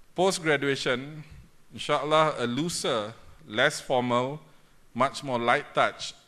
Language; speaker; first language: English; non-native, local second language; Malay